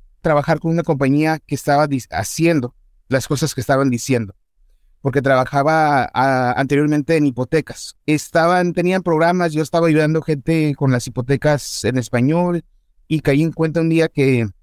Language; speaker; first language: Spanish; early bilingual, heritage; Spanish